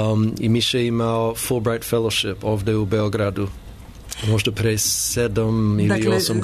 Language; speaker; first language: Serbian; non-native, learner; English